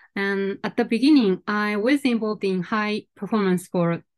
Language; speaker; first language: English; non-native, fluent; Japanese